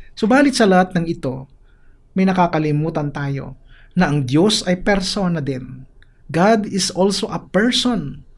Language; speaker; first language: Filipino; native; Filipino